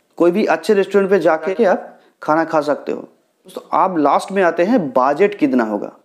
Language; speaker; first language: Hindi; non-native, local second language; Bangla